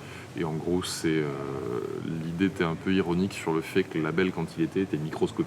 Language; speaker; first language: French; native; French